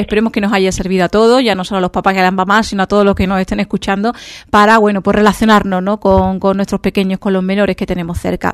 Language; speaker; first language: Spanish; native; Spanish